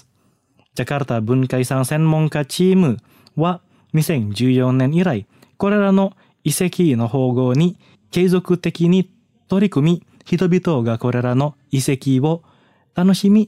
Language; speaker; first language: Japanese; non-native, fluent; Indonesian